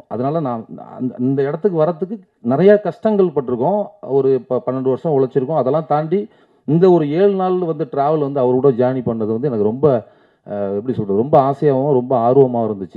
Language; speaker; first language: Tamil; native; Tamil